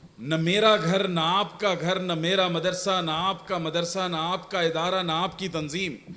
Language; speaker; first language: Urdu; native; Urdu